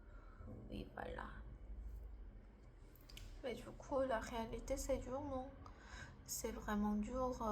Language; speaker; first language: French; non-native, learner; Korean